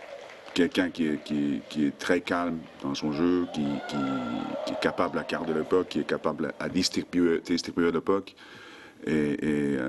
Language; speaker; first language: French; non-native, fluent; Finnish